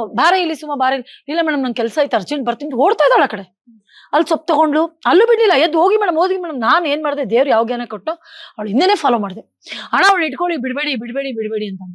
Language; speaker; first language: Kannada; native; Kannada